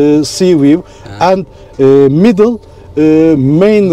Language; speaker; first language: English; non-native, learner; Turkish